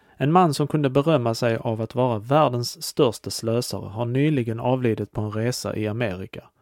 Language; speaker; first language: Swedish; native; Swedish